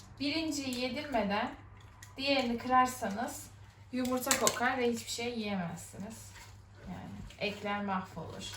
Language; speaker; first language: Turkish; native; Turkish